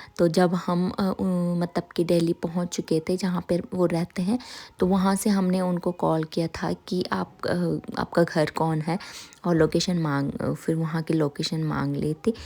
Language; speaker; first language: Hindi; native; Hindi